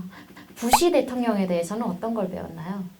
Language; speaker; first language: Korean; native; Korean